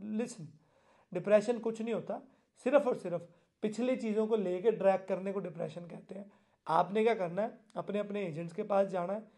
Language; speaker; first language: Hindi; non-native, local second language; Punjabi